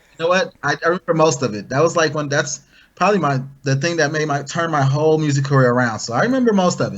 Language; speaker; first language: English; native; English